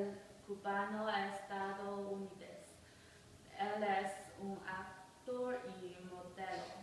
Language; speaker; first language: Spanish; non-native, learner; English